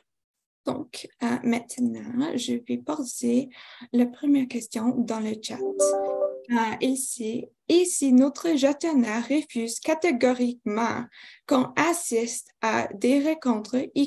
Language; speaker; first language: French; non-native, local second language; English